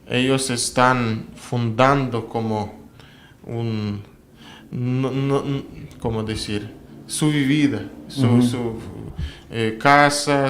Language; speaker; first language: Spanish; non-native, learner; Russian